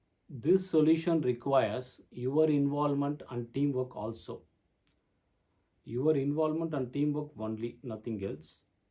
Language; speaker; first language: English; non-native, local second language; Tamil